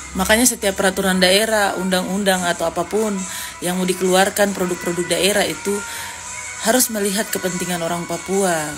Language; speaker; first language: Indonesian; native; Indonesian